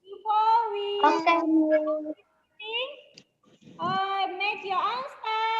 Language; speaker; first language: English; non-native, learner; Indonesian